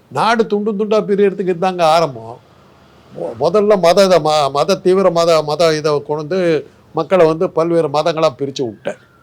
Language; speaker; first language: Tamil; non-native, local second language; Telugu